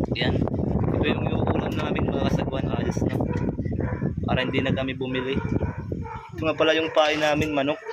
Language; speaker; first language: Filipino; native; Filipino